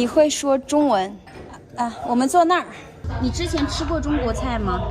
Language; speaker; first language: Chinese; native; Chinese